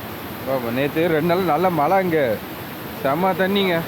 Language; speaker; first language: Tamil; native; Tamil